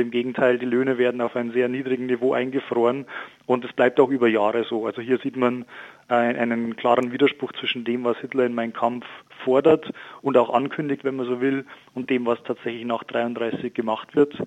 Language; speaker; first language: German; native; German